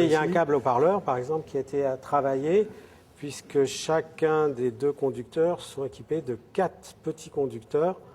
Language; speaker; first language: French; native; French